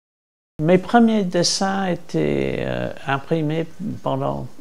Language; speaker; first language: French; non-native, fluent; English